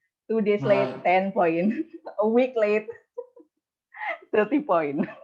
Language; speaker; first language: English; non-native, fluent; Indonesian